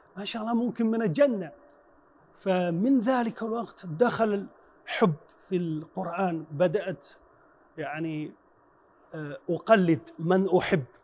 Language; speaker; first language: Arabic; non-native, fluent; Chinese